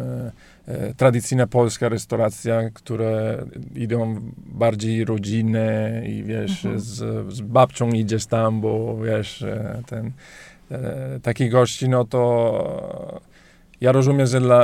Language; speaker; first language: Polish; non-native, learner; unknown